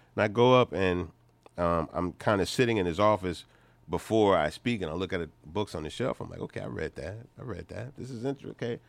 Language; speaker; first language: English; native; English